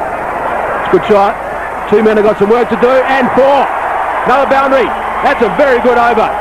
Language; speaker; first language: English; native; English